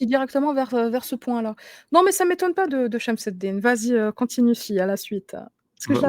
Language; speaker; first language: French; native; French